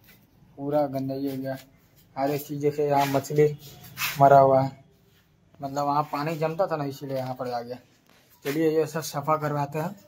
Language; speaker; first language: Hindi; non-native, local second language; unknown